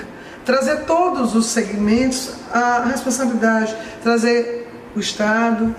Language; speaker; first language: Portuguese; native; Portuguese